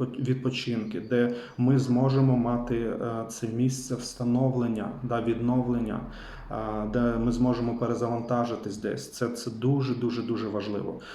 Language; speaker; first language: Ukrainian; non-native, local second language; Russian